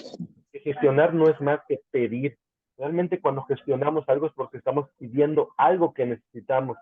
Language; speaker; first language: Spanish; native; Spanish